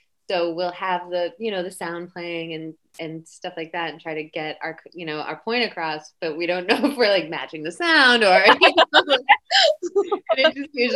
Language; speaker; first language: English; native; English